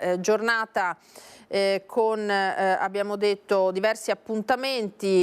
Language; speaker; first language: Italian; native; Italian